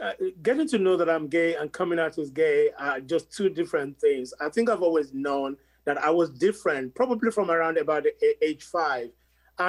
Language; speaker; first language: English; non-native, local second language; Yoruba